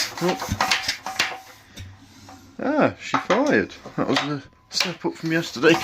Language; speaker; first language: English; native; English